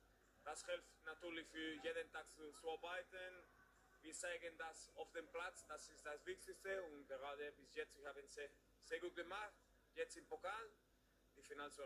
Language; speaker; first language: German; non-native, fluent; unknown